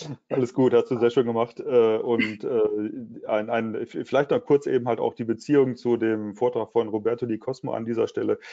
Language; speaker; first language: German; native; German